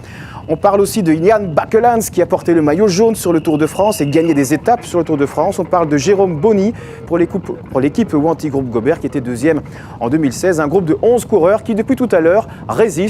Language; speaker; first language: French; native; French